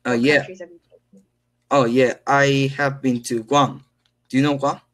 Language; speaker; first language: English; non-native, learner; Korean